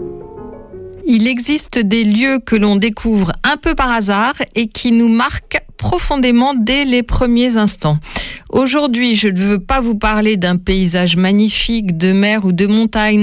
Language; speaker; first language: French; native; French